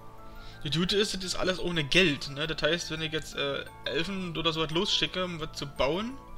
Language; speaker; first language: German; native; German